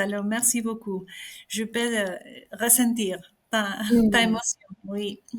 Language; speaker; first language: French; non-native, fluent; Spanish